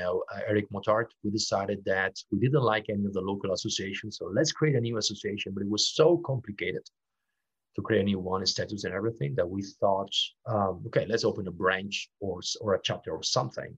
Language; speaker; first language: English; non-native, fluent; Spanish